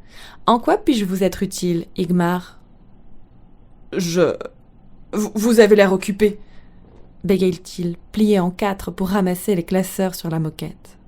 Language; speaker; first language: French; native; French